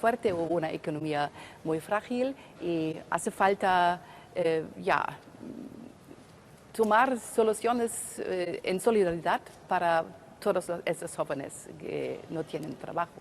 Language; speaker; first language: Spanish; non-native, fluent; German